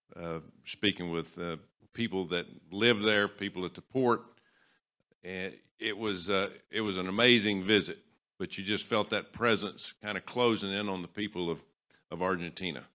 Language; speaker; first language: English; native; English